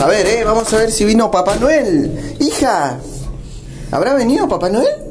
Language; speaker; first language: Spanish; native; Spanish